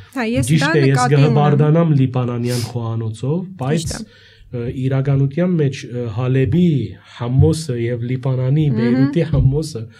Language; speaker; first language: Armenian; early bilingual, heritage; Armenian